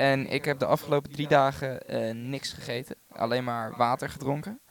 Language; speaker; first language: Dutch; native; Dutch